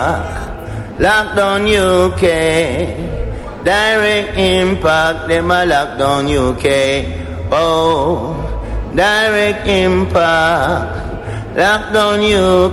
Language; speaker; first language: English; native; English